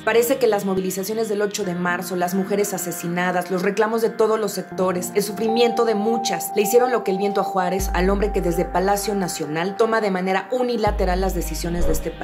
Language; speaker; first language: Spanish; native; Spanish